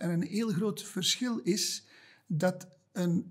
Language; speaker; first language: Dutch; native; Dutch